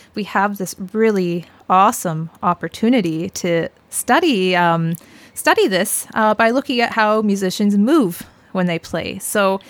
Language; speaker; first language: English; native; English